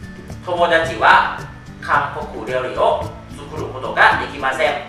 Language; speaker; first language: Japanese; non-native, fluent; Thai